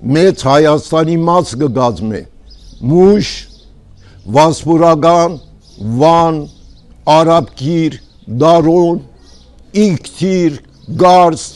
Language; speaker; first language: Armenian; early bilingual, heritage; Armenian